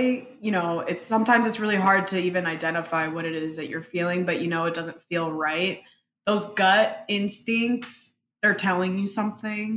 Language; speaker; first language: English; early bilingual, other home language; Spanish